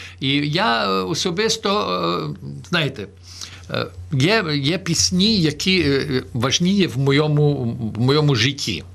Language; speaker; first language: Ukrainian; early bilingual, heritage; Ukrainian